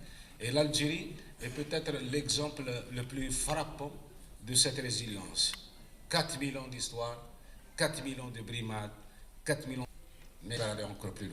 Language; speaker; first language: French; non-native, local second language; Arabic